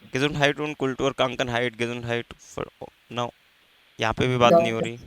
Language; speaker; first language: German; non-native, fluent; Hindi